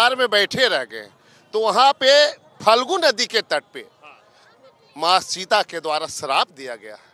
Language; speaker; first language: Hindi; native; Hindi